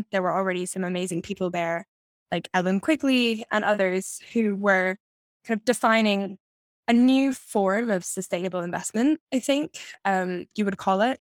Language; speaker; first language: English; native; English